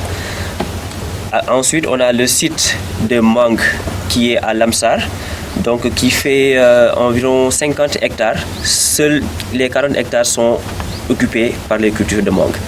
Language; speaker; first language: French; non-native, local second language; Wolof